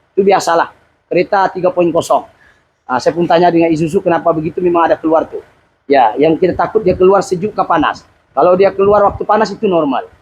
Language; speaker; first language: Malay; native; Malay